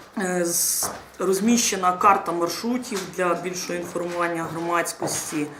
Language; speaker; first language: Ukrainian; native; Ukrainian